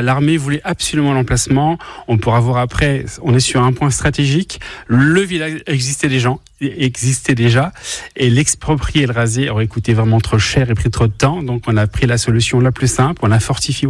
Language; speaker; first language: French; native; French